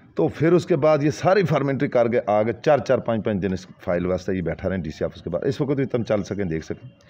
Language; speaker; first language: Hindi; non-native, local second language; Gujari